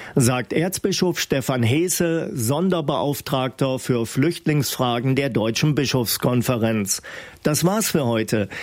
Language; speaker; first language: German; native; German